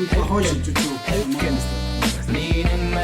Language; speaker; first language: Russian; non-native, learner; Portuguese